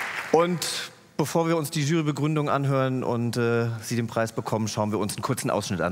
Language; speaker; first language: German; native; German